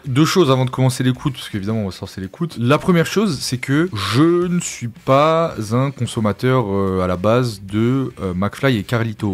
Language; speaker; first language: French; native; French